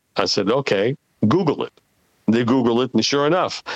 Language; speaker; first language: English; non-native, fluent; Hebrew